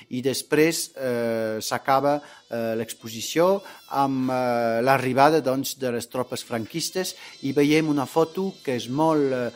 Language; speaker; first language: Catalan; non-native, local second language; French